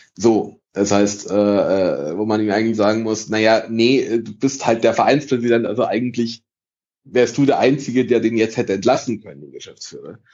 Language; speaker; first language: German; early bilingual, other home language; Italian